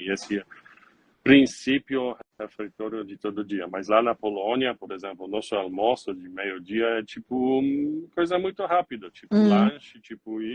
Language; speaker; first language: Portuguese; non-native, learner; Polish